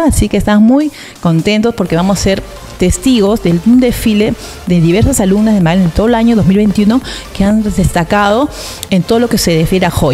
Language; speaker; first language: Spanish; native; Spanish